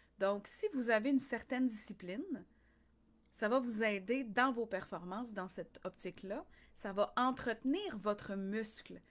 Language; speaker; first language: French; native; French